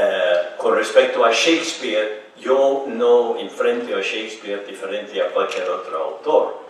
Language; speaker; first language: Spanish; non-native, fluent; English